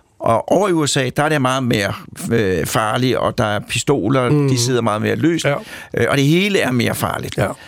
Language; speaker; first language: Danish; native; Danish